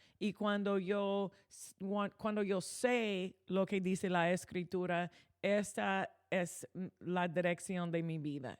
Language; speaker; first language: Spanish; non-native, fluent; English